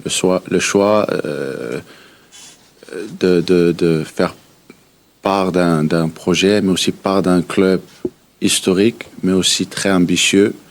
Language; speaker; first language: French; early bilingual, heritage; French